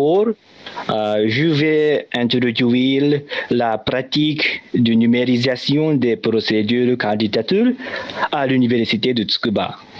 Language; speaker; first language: French; non-native, learner; Japanese